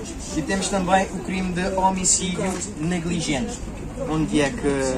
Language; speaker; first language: Portuguese; non-native, local second language; Kabuverdianu